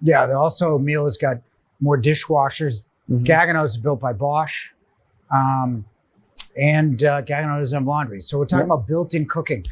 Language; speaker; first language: English; native; English